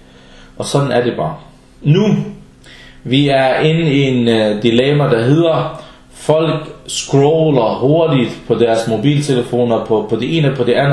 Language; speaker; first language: Danish; non-native, fluent; Arabic